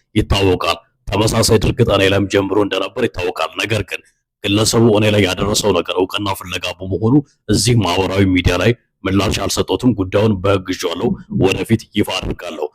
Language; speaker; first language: Amharic; native; Amharic